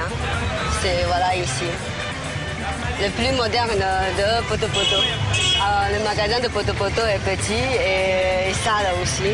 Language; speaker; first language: French; non-native, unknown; Chinese